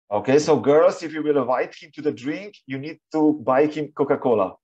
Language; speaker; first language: English; non-native, fluent; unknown